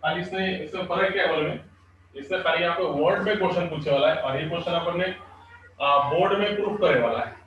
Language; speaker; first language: Hindi; non-native, local second language; Marathi